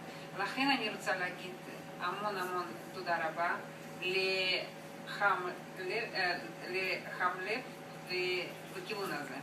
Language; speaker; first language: Hebrew; non-native, learner; Russian